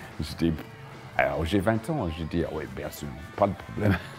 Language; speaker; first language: French; non-native, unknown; English